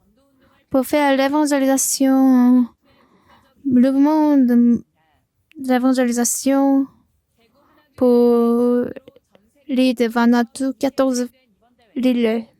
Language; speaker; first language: French; non-native, learner; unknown